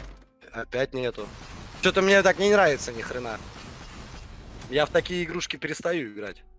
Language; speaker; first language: Russian; native; Russian